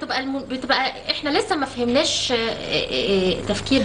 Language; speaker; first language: Arabic; native; Arabic